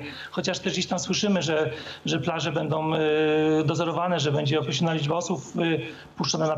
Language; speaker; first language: Polish; native; Polish